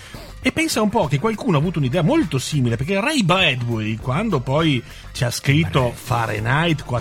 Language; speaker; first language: Italian; native; Italian